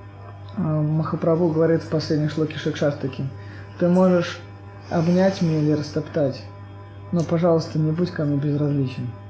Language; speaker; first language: Russian; native; Russian